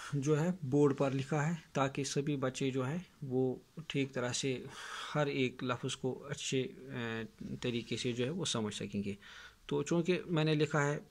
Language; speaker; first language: Urdu; non-native, local second language; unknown